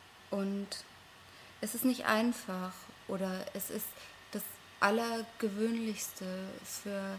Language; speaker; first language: German; non-native, fluent; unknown